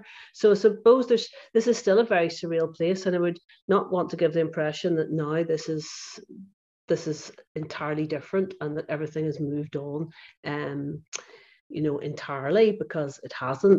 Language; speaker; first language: English; native; English